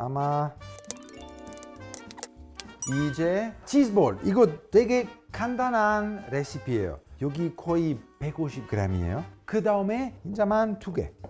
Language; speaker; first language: Korean; non-native, fluent; Italian